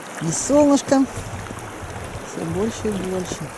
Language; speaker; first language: Russian; native; Russian